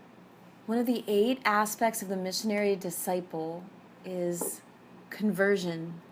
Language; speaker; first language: English; native; English